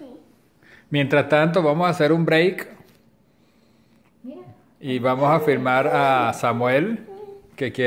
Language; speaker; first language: Spanish; native; Spanish